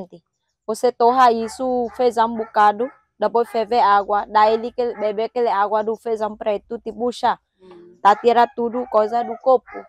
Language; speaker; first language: Portuguese; non-native, learner; Vietnamese